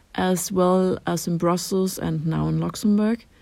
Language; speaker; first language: English; non-native, fluent; Danish